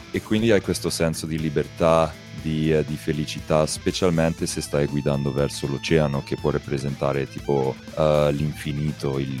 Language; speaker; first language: Italian; early bilingual, heritage; Italian